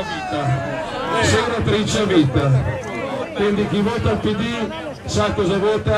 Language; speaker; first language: Italian; native; Italian